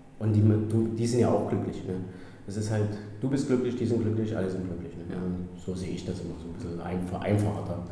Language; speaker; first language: German; native; German